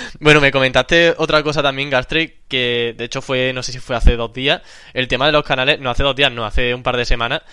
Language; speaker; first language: Spanish; native; Spanish